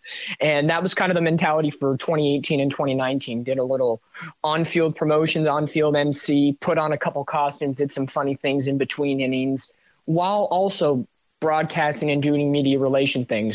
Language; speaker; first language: English; native; English